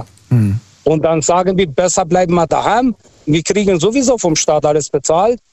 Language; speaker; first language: German; non-native, fluent; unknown